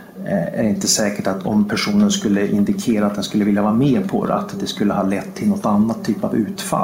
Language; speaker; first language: Swedish; native; Swedish